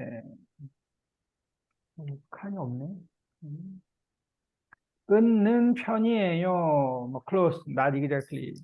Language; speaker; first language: Korean; native; Korean